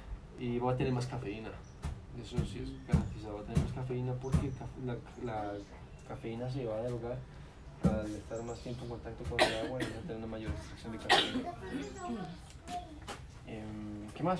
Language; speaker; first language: Spanish; native; Spanish